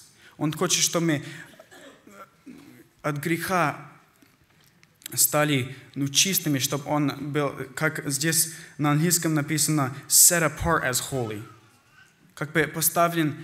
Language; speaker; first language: Russian; early bilingual, heritage; Russian